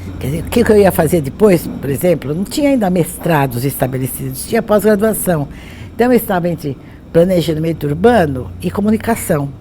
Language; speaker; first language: Portuguese; native; Portuguese